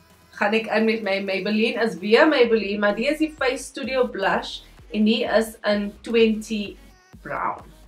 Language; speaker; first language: Afrikaans; non-native, learner; English